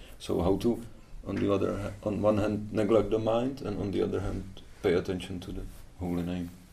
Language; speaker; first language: English; non-native, fluent; Czech